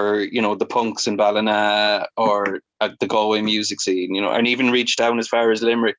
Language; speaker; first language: English; native; English